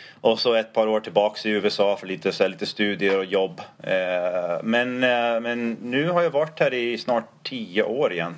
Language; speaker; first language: Swedish; non-native, fluent; English